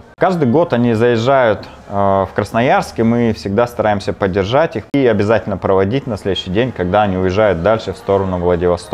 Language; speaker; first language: Russian; native; Russian